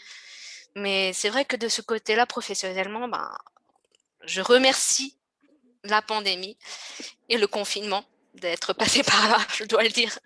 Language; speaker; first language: French; native; French